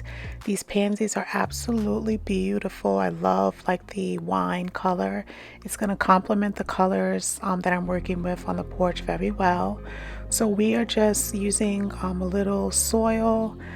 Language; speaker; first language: English; native; English